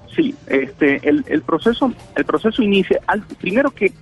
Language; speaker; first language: Spanish; native; Spanish